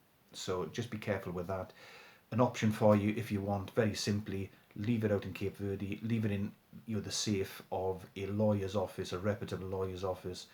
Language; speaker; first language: English; native; English